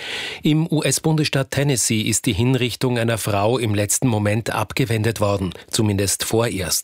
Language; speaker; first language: German; native; German